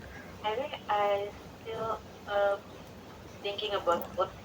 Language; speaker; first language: English; non-native, learner; Indonesian